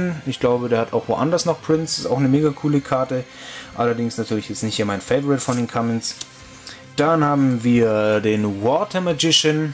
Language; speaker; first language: German; native; German